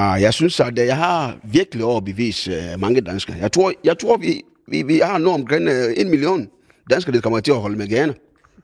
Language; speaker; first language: Danish; non-native, fluent; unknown